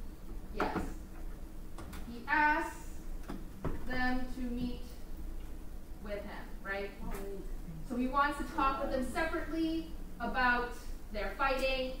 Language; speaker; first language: English; native; English